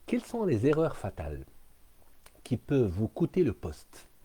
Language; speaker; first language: French; non-native, local second language; Arabic